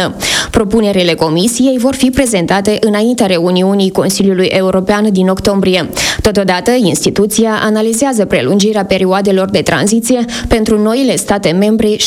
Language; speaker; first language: Romanian; native; Romanian